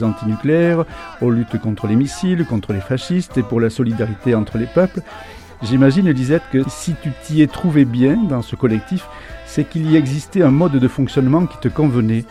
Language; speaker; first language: French; native; French